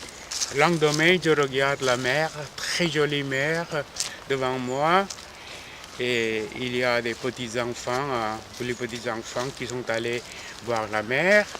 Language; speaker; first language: French; non-native, fluent; Korean